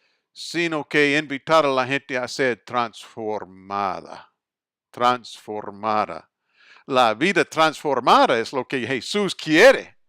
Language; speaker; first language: Spanish; non-native, fluent; English